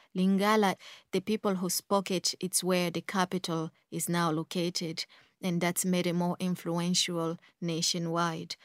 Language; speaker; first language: English; early bilingual, other home language; Kongo